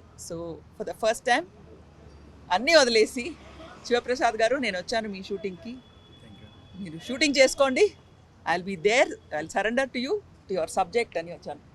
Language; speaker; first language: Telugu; non-native, local second language; Tamil